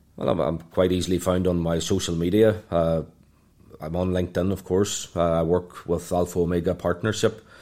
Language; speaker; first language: English; native; English